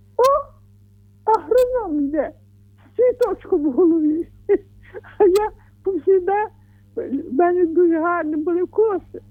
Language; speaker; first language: Ukrainian; native; Ukrainian